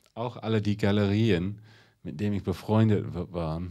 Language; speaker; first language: German; non-native, fluent; English